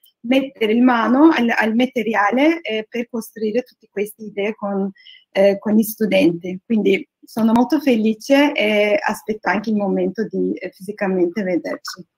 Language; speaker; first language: Italian; non-native, learner; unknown